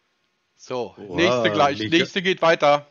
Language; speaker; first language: German; native; German